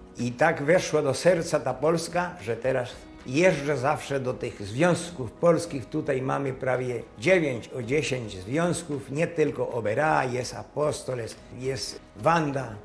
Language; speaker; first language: Polish; early bilingual, heritage; Polish